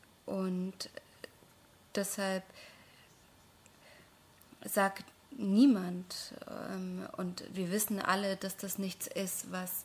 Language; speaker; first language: German; non-native, fluent; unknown